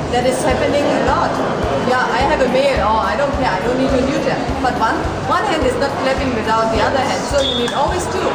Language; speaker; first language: English; non-native, fluent; German